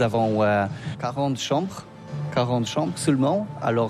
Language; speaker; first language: French; non-native, learner; Polish